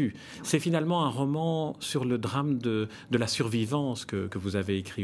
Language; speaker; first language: French; native; French